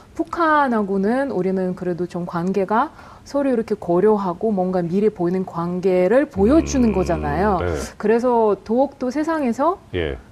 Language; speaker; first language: Korean; non-native, fluent; Russian